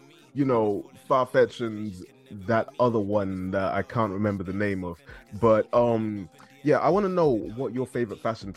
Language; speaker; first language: English; native; English